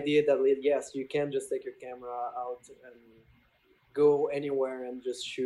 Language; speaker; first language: English; non-native, fluent; Arabic